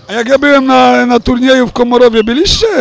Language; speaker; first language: Polish; native; Polish